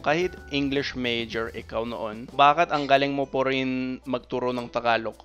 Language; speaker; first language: Filipino; non-native, fluent; English